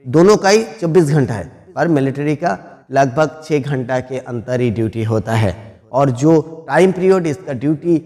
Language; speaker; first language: Hindi; non-native, local second language; Bangla